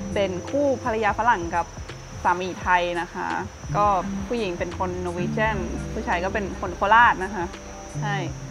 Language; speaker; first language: Thai; non-native, fluent; German